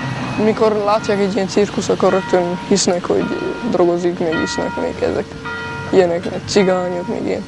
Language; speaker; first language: Hungarian; non-native, learner; German